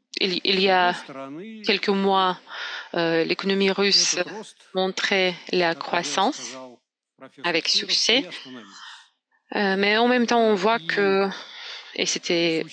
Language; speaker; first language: French; non-native, fluent; Russian